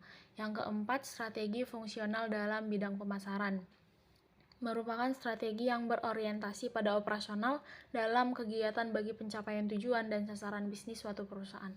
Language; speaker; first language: Indonesian; native; Indonesian